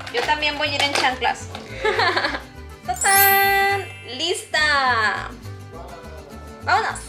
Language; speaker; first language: Spanish; native; Spanish